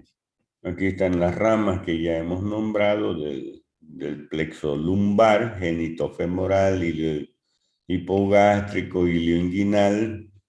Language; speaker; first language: Spanish; native; Spanish